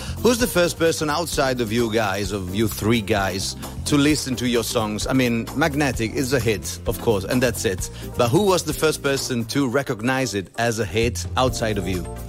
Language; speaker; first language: English; non-native, fluent; Italian